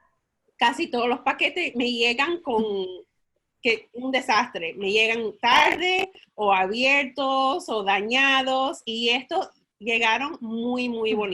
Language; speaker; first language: Spanish; early bilingual, heritage; Spanish